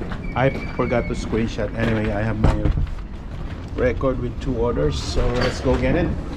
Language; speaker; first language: English; non-native, local second language; Filipino